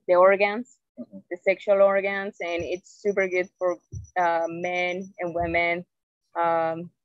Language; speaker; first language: English; non-native, fluent; Spanish